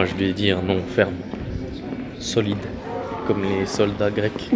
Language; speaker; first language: French; native; French